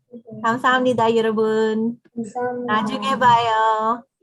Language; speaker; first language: Korean; non-native, learner; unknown